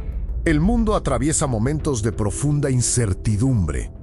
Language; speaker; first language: Spanish; native; Spanish